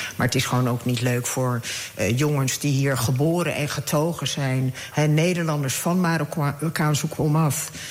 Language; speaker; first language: Dutch; early bilingual, other home language; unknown